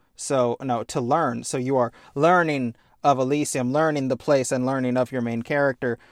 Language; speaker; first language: English; native; English